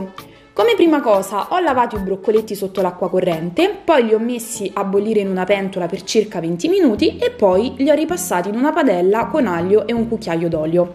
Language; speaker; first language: Italian; native; Italian